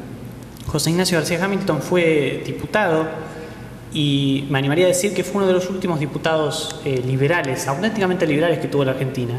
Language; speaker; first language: Spanish; native; Spanish